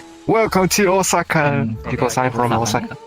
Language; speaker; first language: English; non-native, learner; Japanese